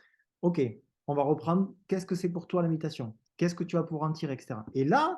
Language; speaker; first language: French; native; French